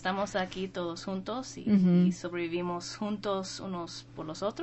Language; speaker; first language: Spanish; non-native, fluent; English